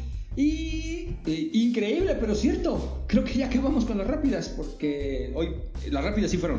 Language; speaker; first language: Spanish; native; Spanish